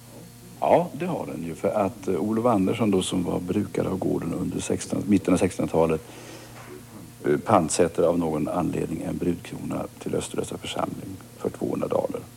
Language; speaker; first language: Swedish; native; Swedish